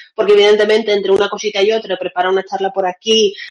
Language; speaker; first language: Spanish; early bilingual, other home language; Russian